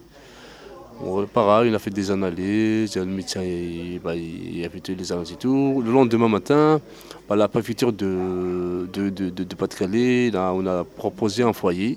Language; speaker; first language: French; non-native, fluent; Arabic